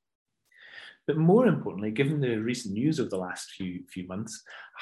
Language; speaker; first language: English; native; English